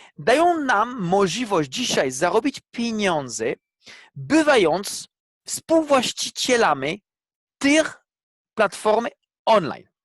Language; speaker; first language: Polish; non-native, fluent; French